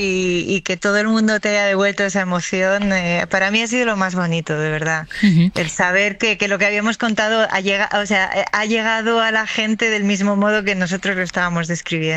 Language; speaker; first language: Spanish; native; Spanish